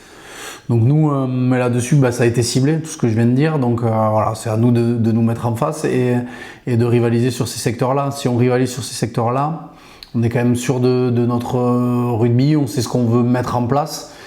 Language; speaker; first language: French; native; French